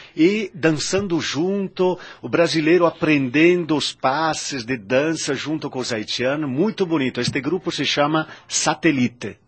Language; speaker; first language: Portuguese; non-native, fluent; Italian